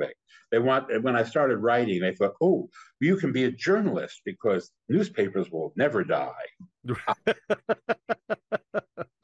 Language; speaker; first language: English; native; English